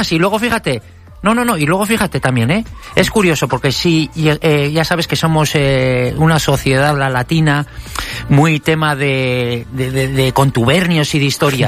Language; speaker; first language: Spanish; native; Spanish